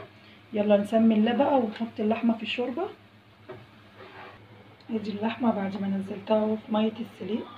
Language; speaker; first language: Arabic; native; Arabic